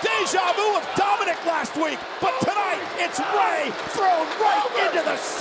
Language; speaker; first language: English; native; English